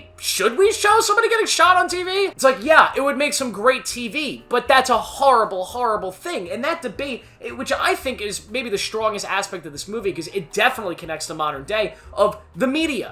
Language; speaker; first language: English; native; English